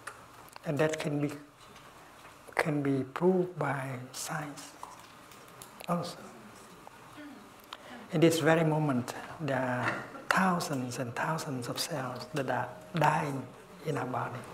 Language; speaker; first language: English; non-native, fluent; Vietnamese